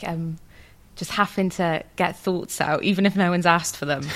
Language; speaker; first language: English; native; English